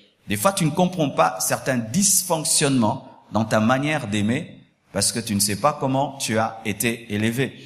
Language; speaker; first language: French; non-native, local second language; Lingala